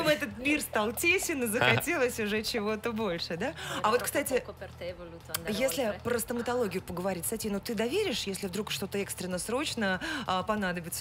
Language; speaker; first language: Russian; native; Russian